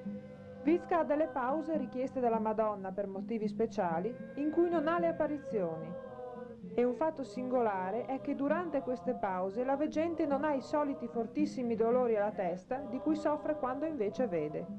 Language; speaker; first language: Italian; native; Italian